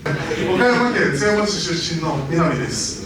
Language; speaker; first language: Japanese; native; Japanese